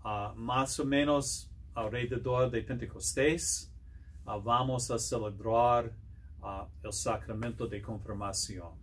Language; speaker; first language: Spanish; non-native, learner; English